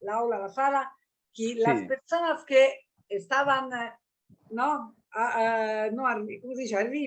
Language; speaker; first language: Spanish; non-native, learner; Italian